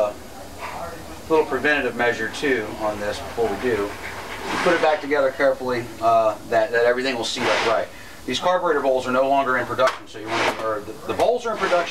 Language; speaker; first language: English; native; English